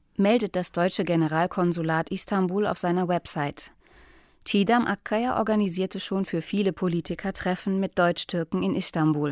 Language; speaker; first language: German; native; German